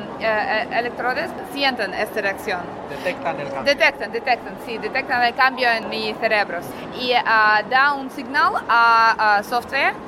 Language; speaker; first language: Spanish; non-native, learner; Russian